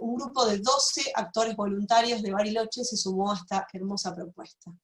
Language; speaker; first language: Spanish; native; Spanish